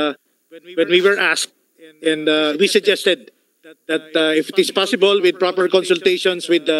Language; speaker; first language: English; non-native, local second language; Filipino